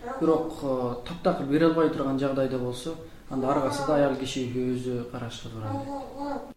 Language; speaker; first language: Kyrgyz; native; Kyrgyz